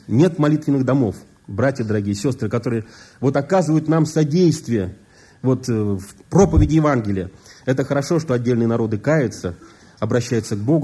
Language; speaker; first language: Russian; native; Russian